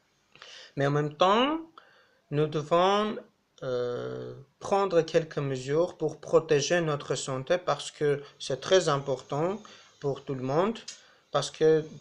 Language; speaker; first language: French; non-native, fluent; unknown